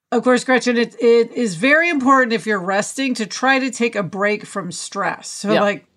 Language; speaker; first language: English; native; English